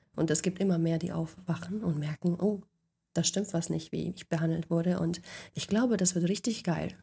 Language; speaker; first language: German; native; German